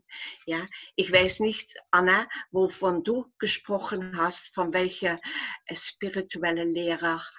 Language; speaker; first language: German; non-native, fluent; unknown